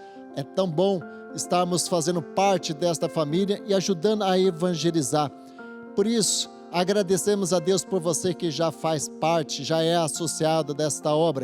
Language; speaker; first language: Portuguese; native; Portuguese